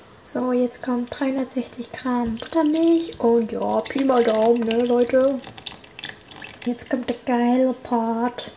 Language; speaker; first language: German; early bilingual, other home language; Vietnamese